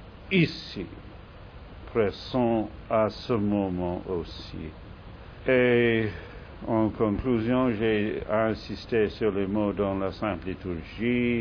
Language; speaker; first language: French; non-native, fluent; English